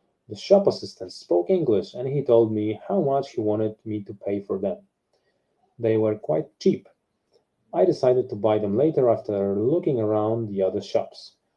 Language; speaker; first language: English; non-native, fluent; Polish